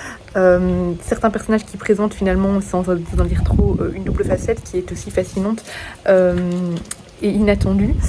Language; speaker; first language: French; native; French